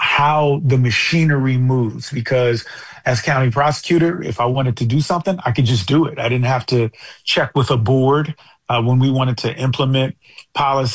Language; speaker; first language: English; native; English